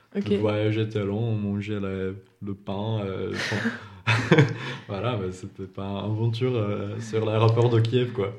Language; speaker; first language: French; non-native, fluent; Czech